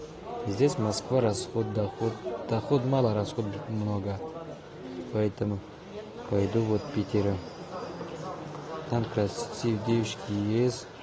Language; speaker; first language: Russian; non-native, learner; Tajik